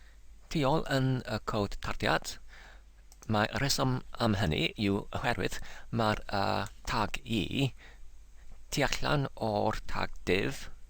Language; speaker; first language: Welsh; non-native, learner; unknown